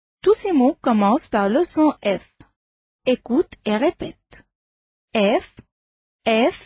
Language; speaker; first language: French; non-native, fluent; Arabic